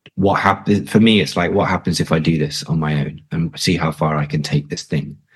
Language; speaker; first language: English; native; English